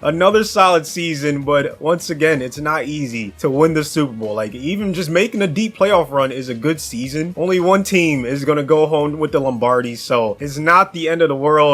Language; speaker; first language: English; native; English